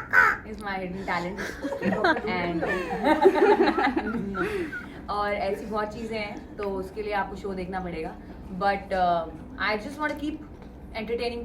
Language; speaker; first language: Hindi; native; Hindi